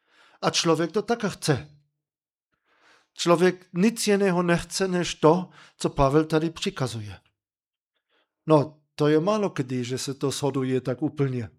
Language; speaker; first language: Czech; non-native, fluent; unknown